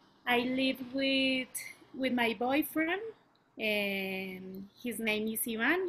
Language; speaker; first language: English; non-native, learner; Spanish